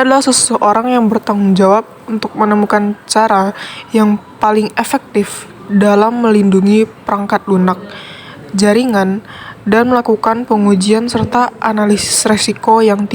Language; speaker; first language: Indonesian; native; Indonesian